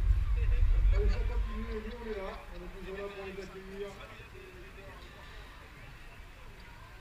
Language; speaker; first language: French; native; French